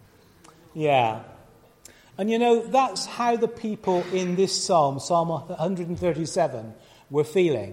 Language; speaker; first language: English; native; English